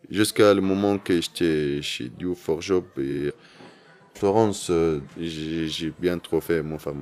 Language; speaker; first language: French; non-native, learner; Arabic